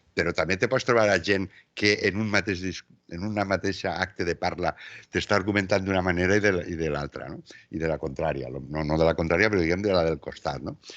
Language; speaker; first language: Catalan; native; Catalan